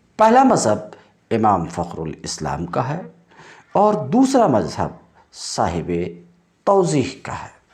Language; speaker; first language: Urdu; native; Urdu